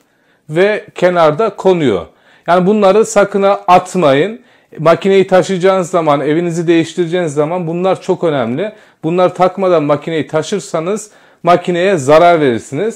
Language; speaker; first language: Turkish; native; Turkish